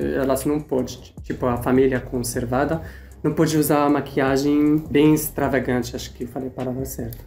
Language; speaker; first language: Portuguese; non-native, fluent; Arabic